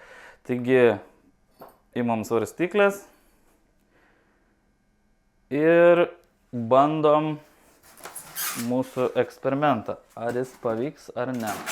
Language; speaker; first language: Lithuanian; native; Lithuanian